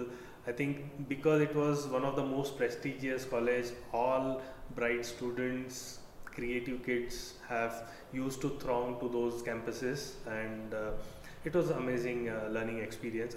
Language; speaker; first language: English; non-native, local second language; Marathi